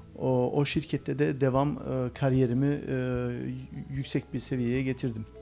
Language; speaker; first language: Turkish; early bilingual, heritage; Turkish